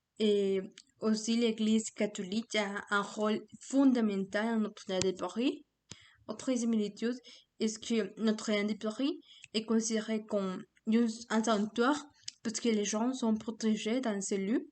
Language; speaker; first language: French; non-native, learner; Spanish